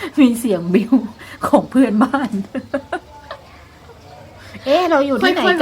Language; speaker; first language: Thai; native; Thai